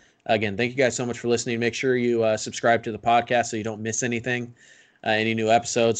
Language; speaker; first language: English; native; English